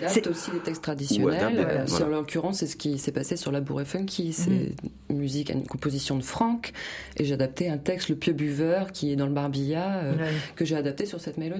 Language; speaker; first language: French; native; French